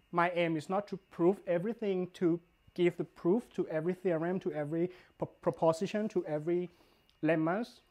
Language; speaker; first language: English; non-native, fluent; Thai